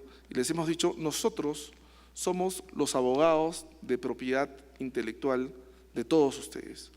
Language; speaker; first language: Spanish; native; Spanish